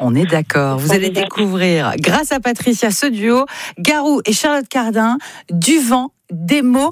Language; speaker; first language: French; native; French